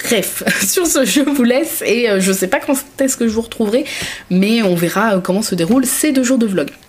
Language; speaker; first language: French; native; French